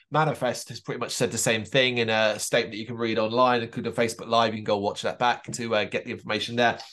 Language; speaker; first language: English; native; English